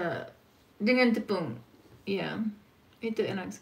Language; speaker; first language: Indonesian; non-native, fluent; English